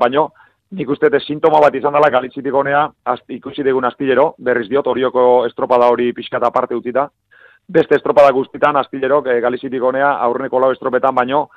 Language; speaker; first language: Basque; native; Basque